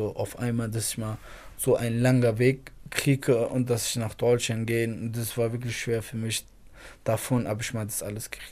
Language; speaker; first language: German; non-native, fluent; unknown